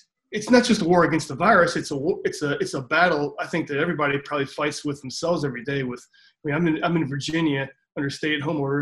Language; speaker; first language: English; native; English